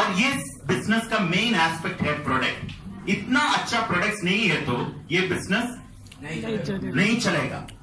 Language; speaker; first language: Hindi; non-native, fluent; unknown